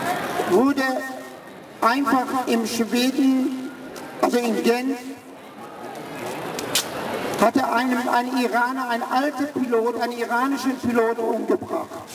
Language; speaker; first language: German; early bilingual, other home language; Persian